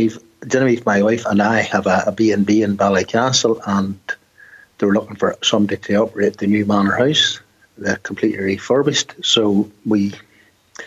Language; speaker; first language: English; native; English